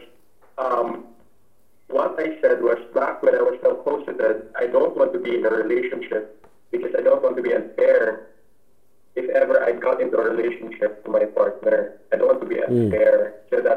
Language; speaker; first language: English; non-native, local second language; Filipino